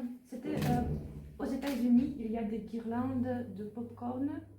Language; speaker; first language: French; non-native, learner; Ukrainian